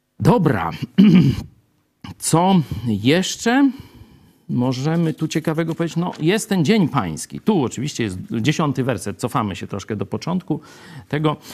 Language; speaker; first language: Polish; native; Polish